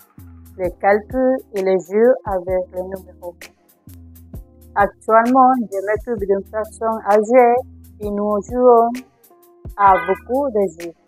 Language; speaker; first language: French; non-native, learner; Spanish